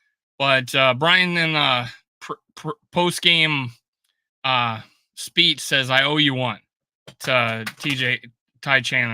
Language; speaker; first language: English; native; English